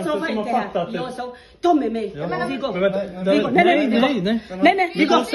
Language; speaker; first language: Swedish; non-native, learner; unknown